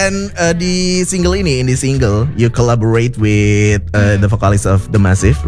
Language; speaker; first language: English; non-native, fluent; Indonesian